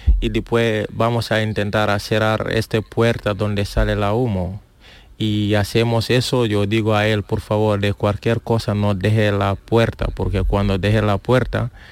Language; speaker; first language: Spanish; non-native, learner; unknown